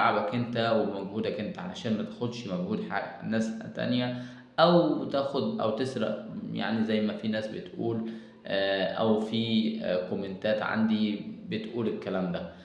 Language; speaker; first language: Arabic; native; Arabic